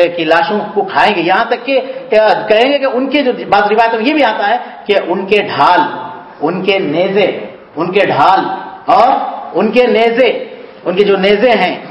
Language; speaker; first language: Urdu; native; Urdu